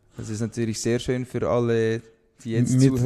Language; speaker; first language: German; native; German